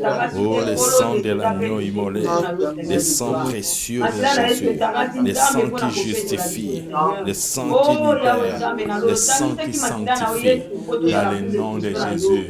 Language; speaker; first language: French; non-native, local second language; Lingala